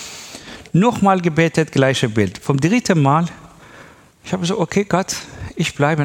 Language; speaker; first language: German; non-native, learner; Persian